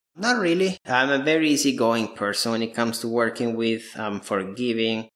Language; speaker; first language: English; non-native, fluent; Italian